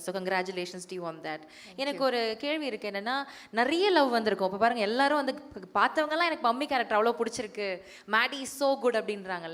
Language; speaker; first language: Tamil; native; Tamil